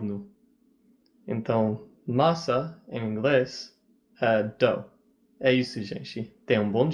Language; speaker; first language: Portuguese; non-native, learner; English